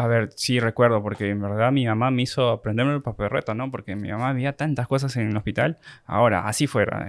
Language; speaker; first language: Spanish; native; Spanish